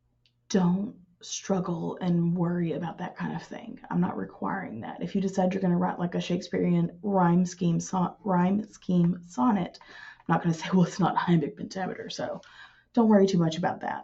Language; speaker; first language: English; native; English